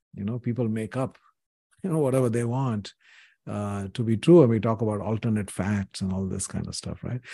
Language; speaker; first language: English; non-native, local second language; Hindi